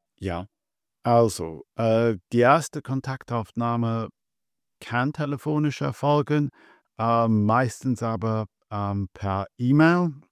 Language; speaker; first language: German; non-native, fluent; English